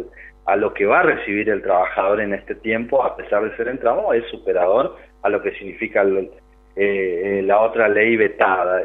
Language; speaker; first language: Spanish; native; Spanish